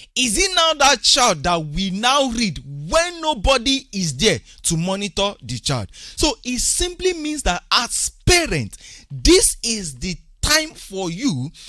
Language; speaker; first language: English; non-native, local second language; Yoruba